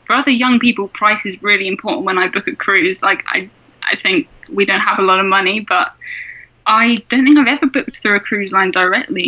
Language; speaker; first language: English; native; English